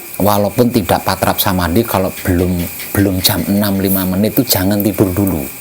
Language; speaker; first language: Indonesian; non-native, local second language; Javanese